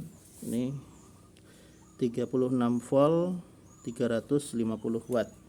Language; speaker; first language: Indonesian; native; Indonesian